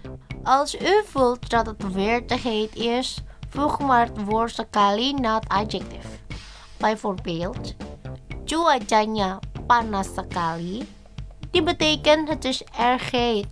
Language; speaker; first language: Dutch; non-native, fluent; Indonesian